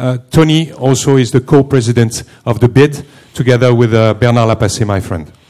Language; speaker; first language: English; non-native, fluent; French